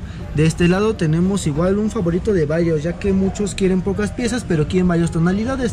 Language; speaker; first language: Spanish; native; Spanish